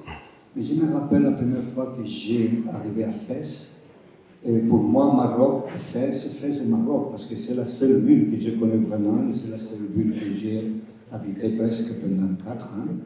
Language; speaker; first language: French; non-native, fluent; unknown